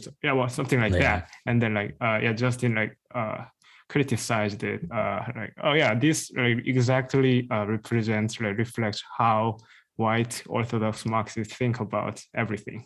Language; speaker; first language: English; non-native, fluent; Korean